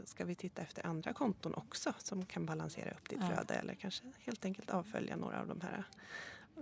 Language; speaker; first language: Swedish; native; Swedish